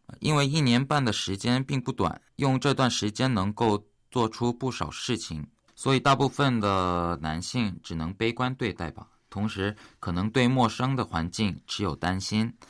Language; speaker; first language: Chinese; early bilingual, other home language; Korean